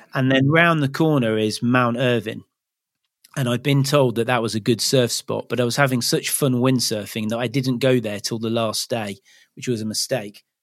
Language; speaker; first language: English; native; English